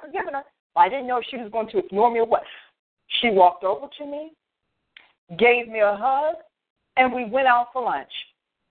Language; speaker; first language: English; native; English